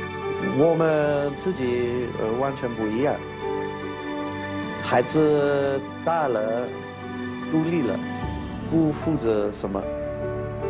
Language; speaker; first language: Chinese; non-native, learner; English